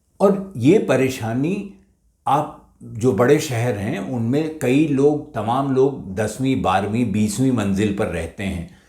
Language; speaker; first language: Hindi; native; Hindi